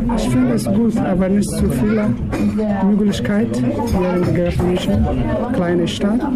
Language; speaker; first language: German; non-native, learner; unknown